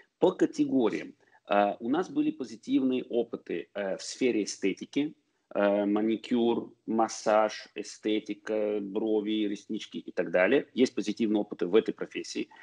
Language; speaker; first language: Russian; early bilingual, heritage; Russian